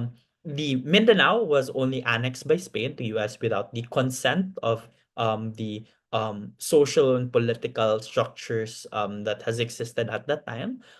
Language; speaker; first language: English; non-native, local second language; Cebuano